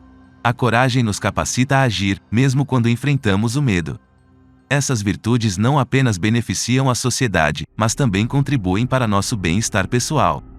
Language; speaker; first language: Portuguese; native; Portuguese